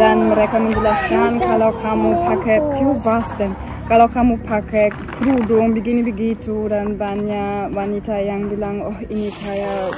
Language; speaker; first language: Indonesian; non-native, fluent; German